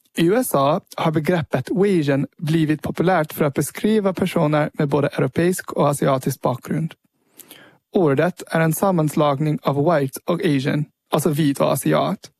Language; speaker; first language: Swedish; early bilingual, heritage; Swedish